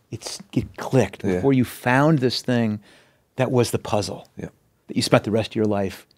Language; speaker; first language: English; native; English